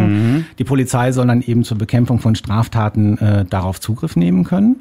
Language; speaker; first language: German; native; German